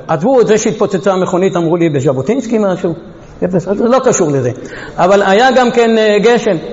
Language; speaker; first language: Hebrew; non-native, fluent; Hungarian